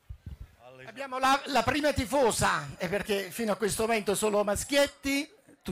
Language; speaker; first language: Italian; native; Italian